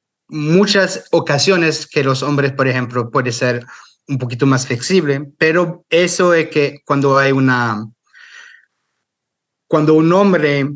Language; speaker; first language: Spanish; non-native, fluent; French